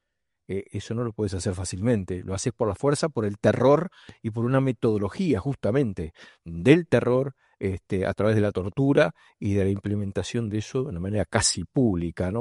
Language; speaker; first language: Spanish; native; Spanish